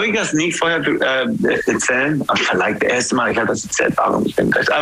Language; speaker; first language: German; non-native, learner; English